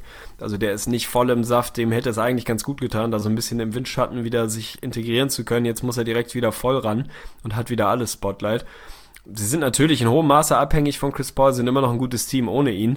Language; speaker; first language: German; native; German